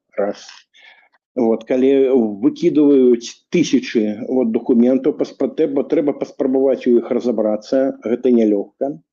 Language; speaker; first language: Belarusian; non-native, local second language; Russian